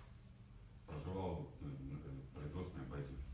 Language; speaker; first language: Russian; native; Russian